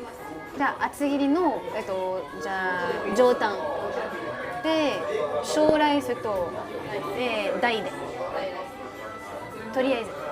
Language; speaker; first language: Japanese; non-native, fluent; French